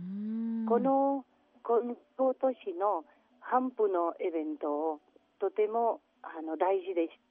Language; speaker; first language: Japanese; non-native, learner; Catalan